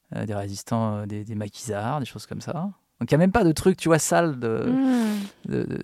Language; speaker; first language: French; native; French